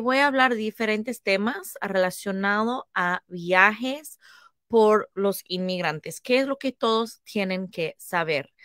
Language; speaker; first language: Spanish; non-native, fluent; English